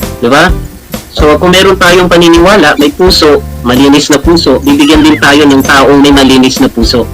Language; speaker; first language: Filipino; non-native, local second language; Bikol